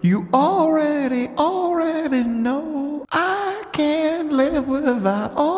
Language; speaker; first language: English; native; English